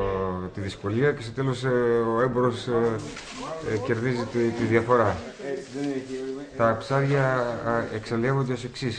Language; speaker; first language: Greek; native; Greek